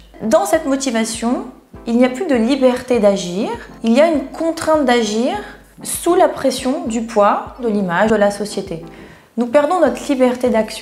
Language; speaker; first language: French; native; French